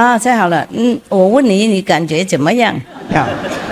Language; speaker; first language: Chinese; non-native, fluent; Vietnamese